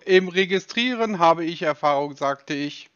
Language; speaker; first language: German; native; German